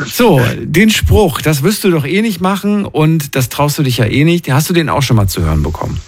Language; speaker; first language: German; native; German